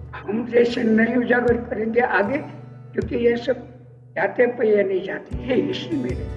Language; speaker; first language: Hindi; non-native, local second language; Gujarati